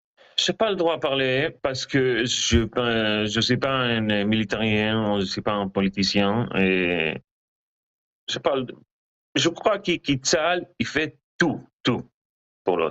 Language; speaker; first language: French; non-native, learner; Hebrew